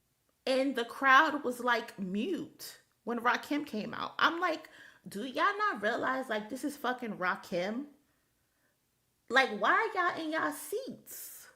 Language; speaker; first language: English; native; English